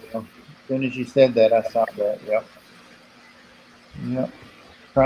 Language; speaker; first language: English; native; English